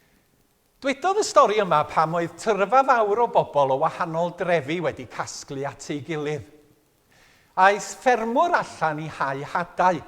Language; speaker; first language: Welsh; native; Welsh